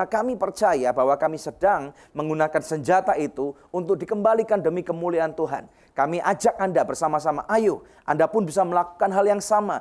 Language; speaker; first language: Indonesian; native; Indonesian